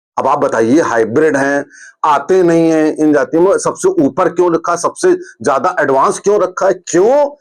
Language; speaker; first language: Hindi; native; Hindi